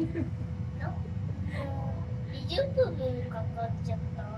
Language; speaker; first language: Japanese; native; Japanese